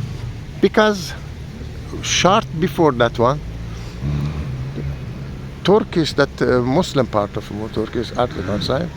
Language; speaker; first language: English; non-native, learner; Persian